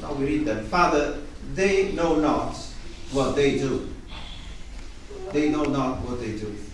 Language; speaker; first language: English; non-native, fluent; Italian